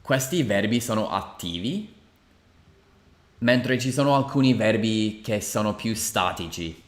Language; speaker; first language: Italian; non-native, fluent; English